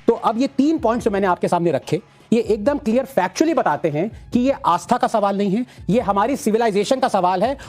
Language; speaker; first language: Hindi; non-native, local second language; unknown